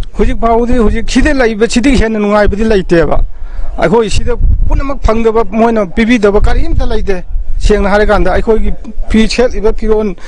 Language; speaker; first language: Manipuri; native; Manipuri